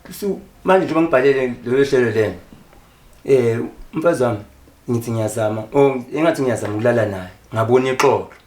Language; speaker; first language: Zulu; native; Zulu